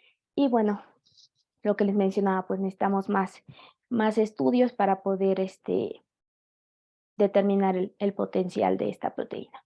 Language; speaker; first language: Spanish; native; Spanish